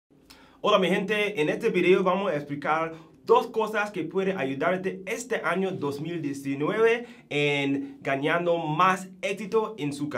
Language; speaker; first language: Spanish; non-native, learner; English